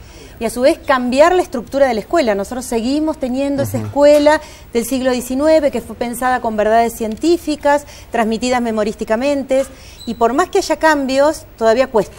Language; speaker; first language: Spanish; native; Spanish